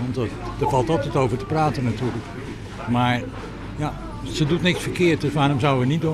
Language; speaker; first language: Dutch; native; Dutch